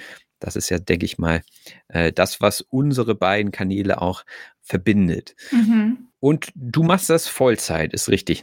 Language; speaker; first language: German; native; German